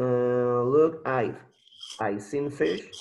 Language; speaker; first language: English; non-native, learner; Spanish